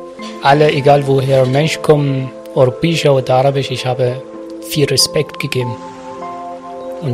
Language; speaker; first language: German; non-native, learner; Arabic